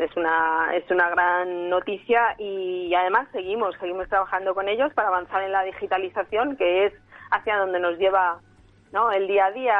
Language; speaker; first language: Spanish; native; Spanish